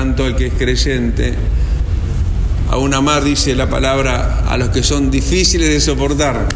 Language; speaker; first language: Spanish; native; Spanish